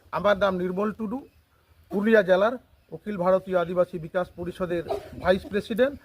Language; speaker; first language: Bangla; non-native, local second language; Santali